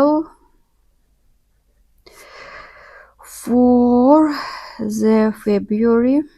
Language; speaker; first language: English; non-native, learner; Russian